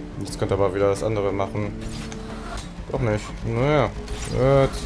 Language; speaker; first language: German; native; German